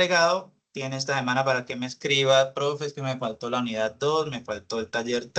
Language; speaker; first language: Spanish; native; Spanish